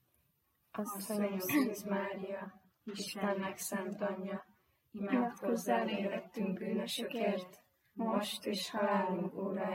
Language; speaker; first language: Hungarian; native; Hungarian